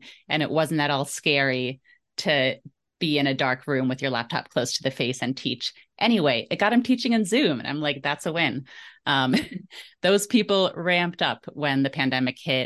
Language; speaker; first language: English; early bilingual, other home language; German